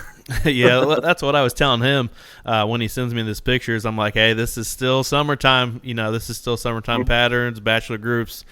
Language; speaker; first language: English; native; English